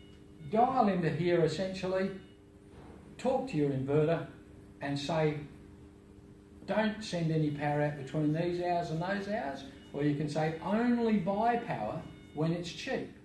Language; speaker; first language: English; native; English